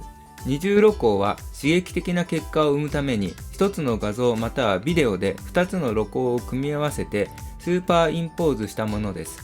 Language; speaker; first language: Japanese; native; Japanese